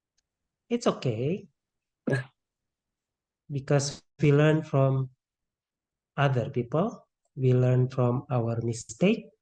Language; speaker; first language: English; non-native, local second language; Indonesian